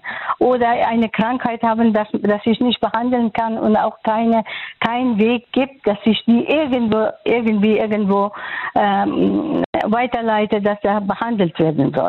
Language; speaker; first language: German; non-native, fluent; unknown